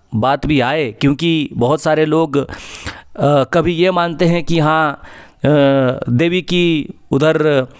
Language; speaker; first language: Hindi; non-native, local second language; Odia